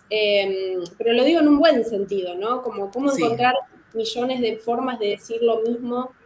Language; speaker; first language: Spanish; native; Spanish